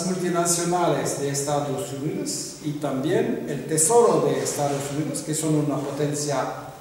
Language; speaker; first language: Spanish; non-native, fluent; French